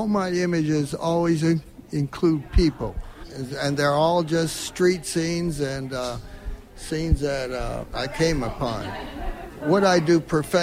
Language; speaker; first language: English; native; English